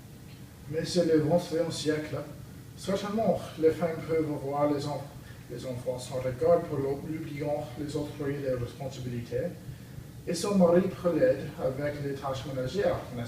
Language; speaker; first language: French; non-native, learner; English